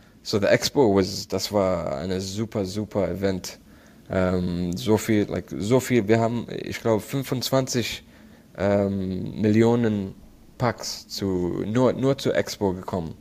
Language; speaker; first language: German; non-native, learner; Arabic